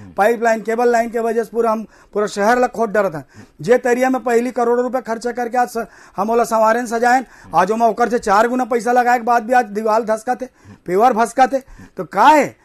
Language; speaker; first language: Hindi; native; Hindi